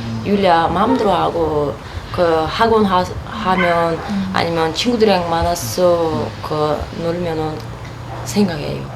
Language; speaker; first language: Korean; non-native, learner; Russian